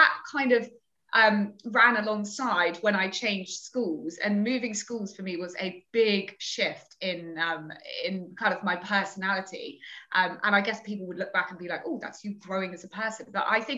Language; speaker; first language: English; native; English